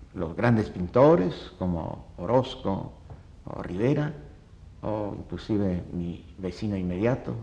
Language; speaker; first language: Spanish; early bilingual, other home language; Polish